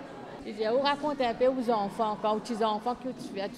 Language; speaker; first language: French; non-native, learner; Morisyen